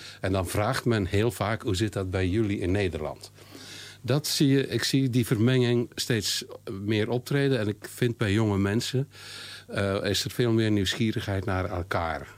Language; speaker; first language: Dutch; native; Dutch